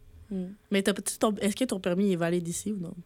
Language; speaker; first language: French; native; French